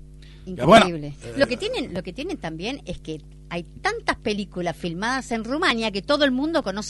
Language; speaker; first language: Spanish; native; Spanish